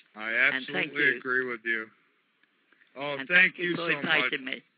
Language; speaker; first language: English; native; English